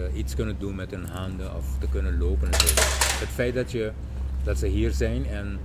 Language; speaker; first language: Dutch; non-native, local second language; Papiamento